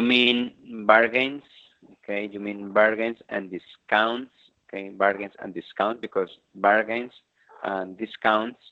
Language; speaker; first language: English; non-native, fluent; Spanish